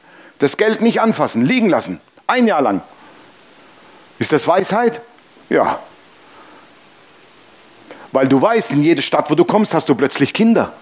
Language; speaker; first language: German; native; German